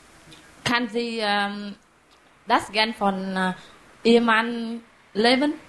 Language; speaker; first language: German; non-native, learner; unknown